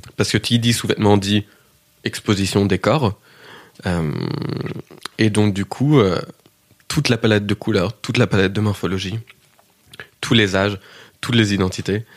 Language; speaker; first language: French; early bilingual, heritage; French